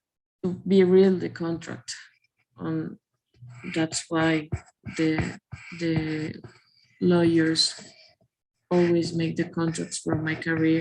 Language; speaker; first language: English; non-native, learner; Spanish